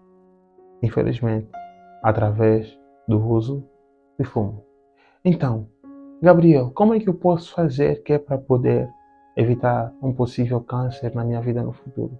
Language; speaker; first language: Portuguese; native; Portuguese